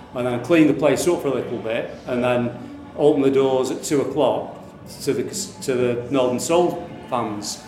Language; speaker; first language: English; native; English